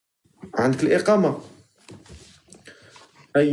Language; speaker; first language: Arabic; native; Arabic